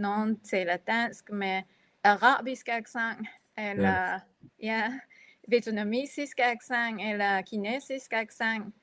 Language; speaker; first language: Danish; non-native, fluent; Japanese